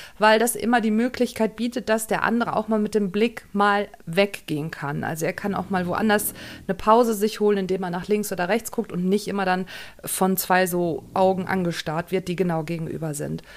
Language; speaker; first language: German; native; German